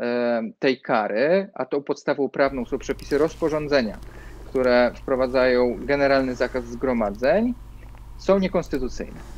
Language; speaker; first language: Polish; native; Polish